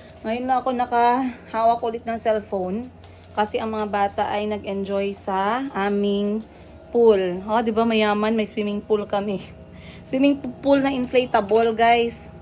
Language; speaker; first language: Filipino; non-native, local second language; Cebuano